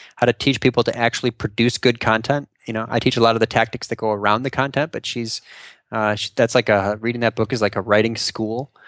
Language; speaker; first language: English; native; English